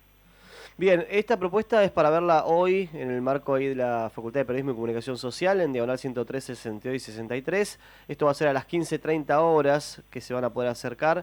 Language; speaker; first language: Spanish; native; Spanish